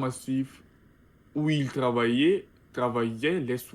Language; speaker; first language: French; non-native, learner; Russian